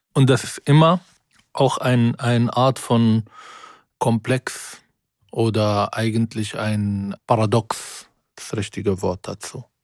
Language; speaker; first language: German; non-native, fluent; Arabic